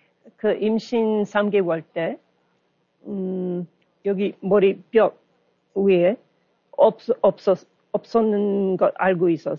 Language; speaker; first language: Korean; non-native, learner; English